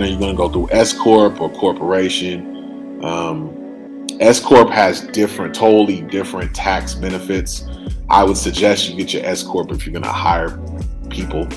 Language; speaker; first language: English; native; English